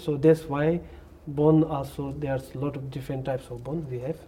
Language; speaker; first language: English; non-native, learner; Tibetan